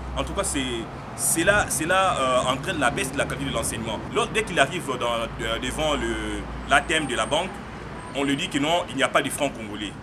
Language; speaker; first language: French; non-native, local second language; Swahili